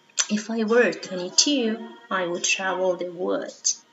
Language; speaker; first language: English; non-native, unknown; Mongolian